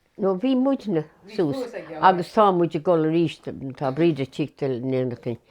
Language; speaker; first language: Irish; native; Irish